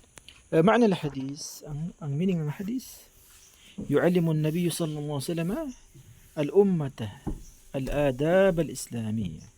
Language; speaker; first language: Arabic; non-native, fluent; Filipino